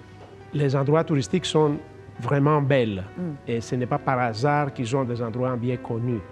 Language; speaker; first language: French; non-native, fluent; Greek